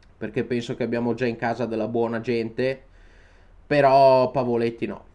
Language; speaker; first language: Italian; native; Italian